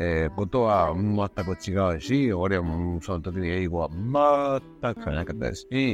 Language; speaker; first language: Japanese; non-native, learner; Spanish